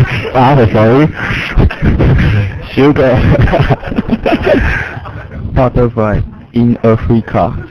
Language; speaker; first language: English; non-native, learner; Chinese